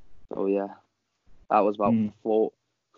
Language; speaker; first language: English; native; English